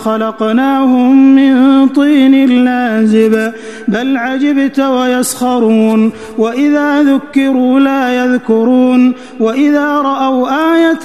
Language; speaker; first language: Arabic; native; Arabic